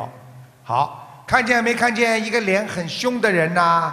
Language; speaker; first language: Chinese; non-native, local second language; Wu Chinese